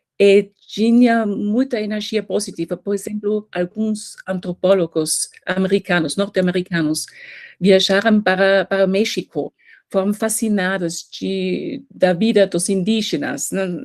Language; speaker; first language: Portuguese; non-native, fluent; German